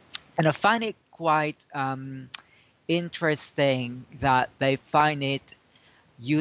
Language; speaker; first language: English; non-native, local second language; Filipino